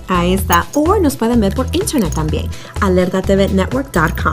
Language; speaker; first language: Spanish; native; Spanish